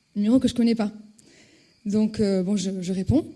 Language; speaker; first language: French; native; French